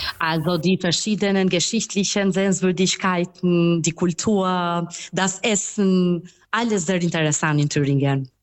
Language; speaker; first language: German; non-native, fluent; Albanian